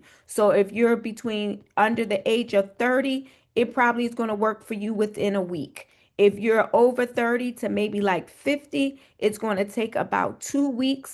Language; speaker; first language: English; native; English